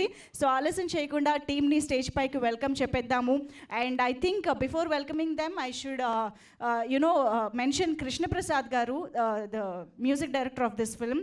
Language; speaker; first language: Telugu; native; Telugu